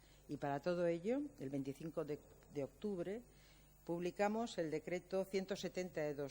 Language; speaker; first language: Spanish; native; Spanish